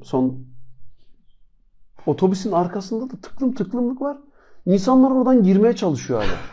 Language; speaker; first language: Turkish; native; Turkish